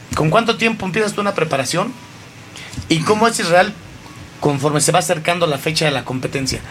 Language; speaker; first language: Spanish; native; Spanish